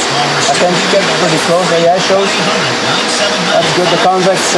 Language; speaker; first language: English; non-native, local second language; French